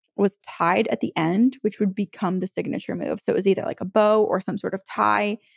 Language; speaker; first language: English; native; English